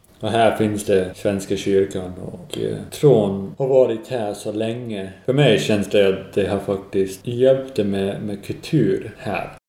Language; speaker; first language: Swedish; non-native, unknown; English